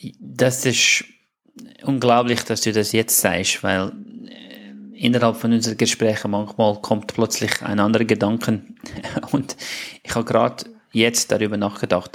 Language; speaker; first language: German; non-native, fluent; English